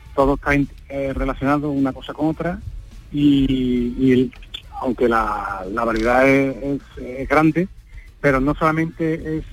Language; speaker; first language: Spanish; native; Spanish